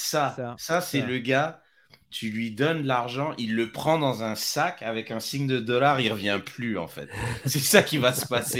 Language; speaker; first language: French; native; French